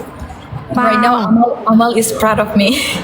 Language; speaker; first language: English; non-native, fluent; Turkish